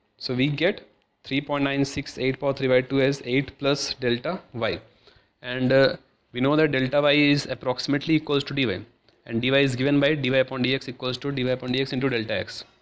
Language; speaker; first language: English; non-native, local second language; Hindi